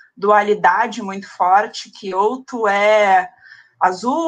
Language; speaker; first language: Portuguese; native; Portuguese